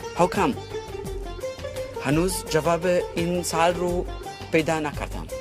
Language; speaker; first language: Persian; non-native, learner; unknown